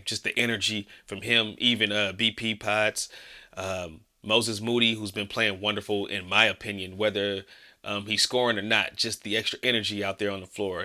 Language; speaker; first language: English; native; English